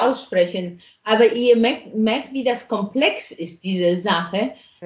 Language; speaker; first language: German; non-native, fluent; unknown